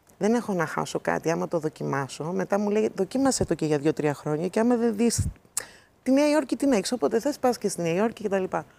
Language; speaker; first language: Greek; early bilingual, heritage; Greek